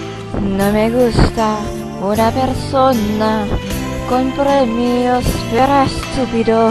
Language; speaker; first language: Spanish; non-native, learner; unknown